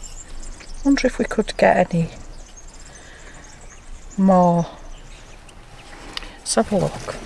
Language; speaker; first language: English; native; English